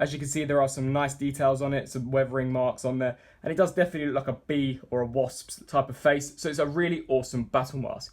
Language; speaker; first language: English; native; English